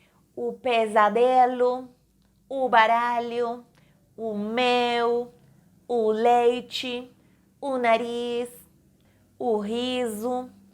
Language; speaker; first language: Portuguese; non-native, fluent; Spanish